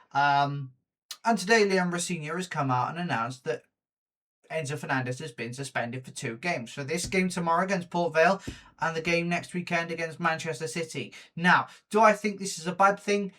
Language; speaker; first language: English; native; English